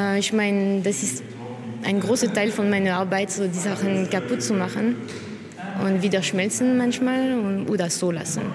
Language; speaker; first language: German; non-native, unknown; French